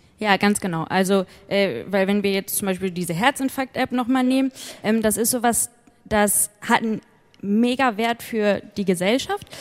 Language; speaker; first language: German; native; German